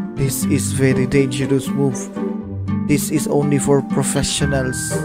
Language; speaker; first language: English; non-native, local second language; Cebuano